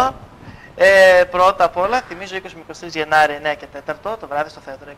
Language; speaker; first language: Greek; native; Greek